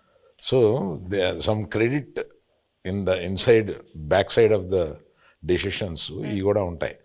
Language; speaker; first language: Telugu; native; Telugu